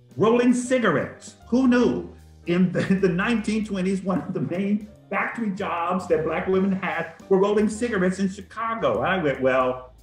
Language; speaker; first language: English; native; English